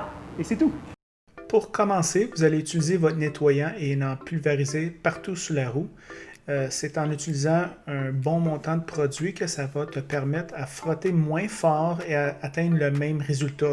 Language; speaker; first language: French; native; French